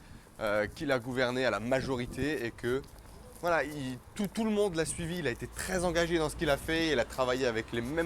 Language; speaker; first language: French; native; French